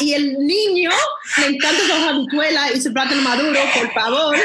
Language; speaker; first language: Spanish; early bilingual, heritage; Spanish